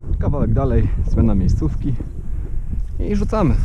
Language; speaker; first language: Polish; native; Polish